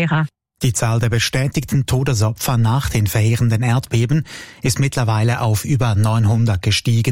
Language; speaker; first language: German; native; German